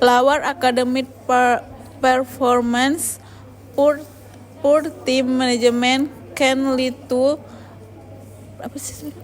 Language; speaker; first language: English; non-native, learner; Indonesian